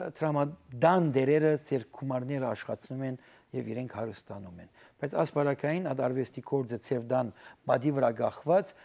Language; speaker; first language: Armenian; native; Armenian